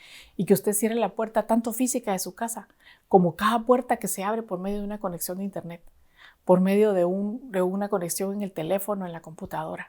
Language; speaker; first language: Spanish; native; Spanish